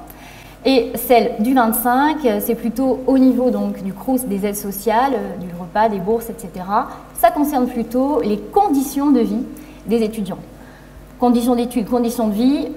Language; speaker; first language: French; native; French